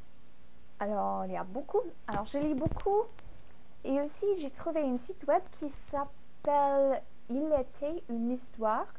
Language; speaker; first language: French; non-native, fluent; English